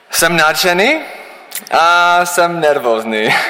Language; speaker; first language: Czech; non-native, learner; English